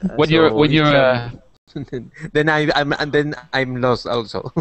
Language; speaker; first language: English; non-native, learner; Spanish